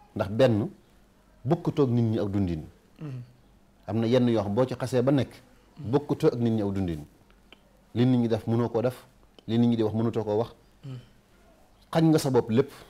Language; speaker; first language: Wolof; native; Wolof